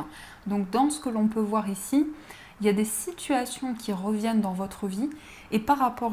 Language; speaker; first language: French; native; French